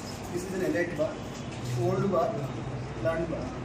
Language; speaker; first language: English; non-native, local second language; Telugu